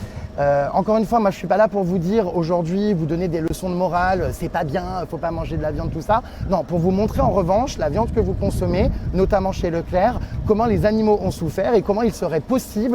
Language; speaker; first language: French; native; French